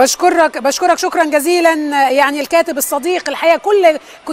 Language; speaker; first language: Arabic; native; Arabic